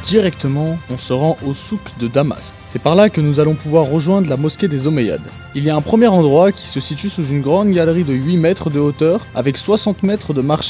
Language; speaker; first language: French; native; French